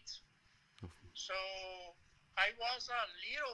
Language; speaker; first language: English; non-native, learner; Portuguese